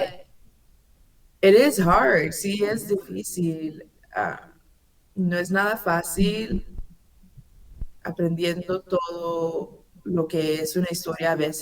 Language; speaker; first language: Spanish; early bilingual, heritage; English